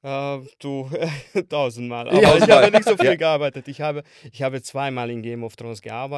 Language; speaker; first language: German; non-native, learner; Hungarian